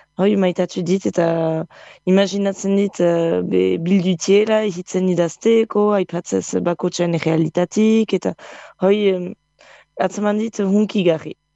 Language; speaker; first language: Basque; native; Basque